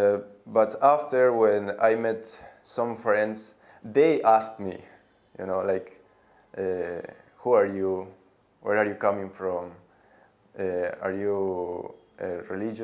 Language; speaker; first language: English; non-native, learner; Spanish